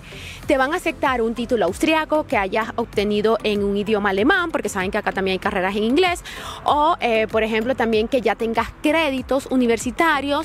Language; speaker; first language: Spanish; native; Spanish